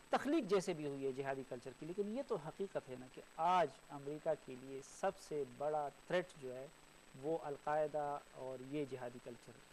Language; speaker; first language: Urdu; non-native, local second language; Pashto